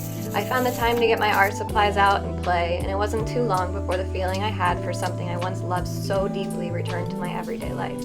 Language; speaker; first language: English; native; English